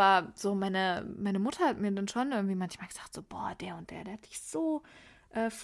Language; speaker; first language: German; early bilingual, other home language; Persian